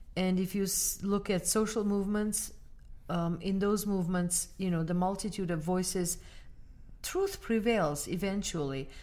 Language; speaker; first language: English; non-native, fluent; Armenian